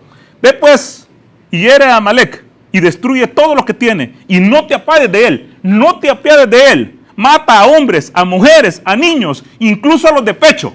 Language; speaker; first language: Spanish; native; Spanish